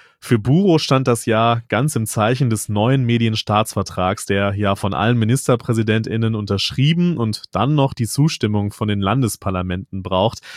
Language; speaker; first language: German; native; German